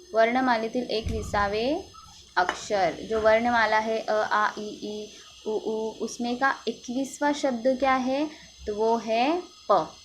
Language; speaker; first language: Hindi; non-native, local second language; Marathi